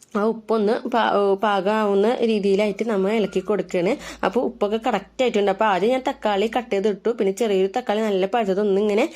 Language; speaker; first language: Malayalam; native; Malayalam